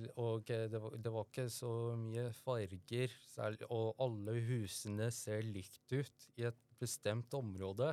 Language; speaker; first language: Norwegian; early bilingual, other home language; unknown